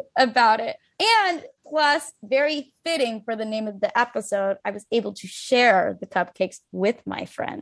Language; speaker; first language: English; native; English